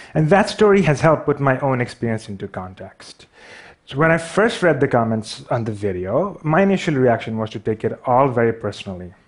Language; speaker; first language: English; non-native, local second language; Urdu